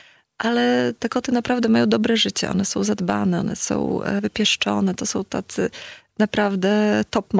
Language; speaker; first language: Polish; native; Polish